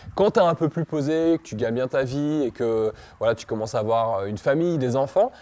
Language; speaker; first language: French; native; French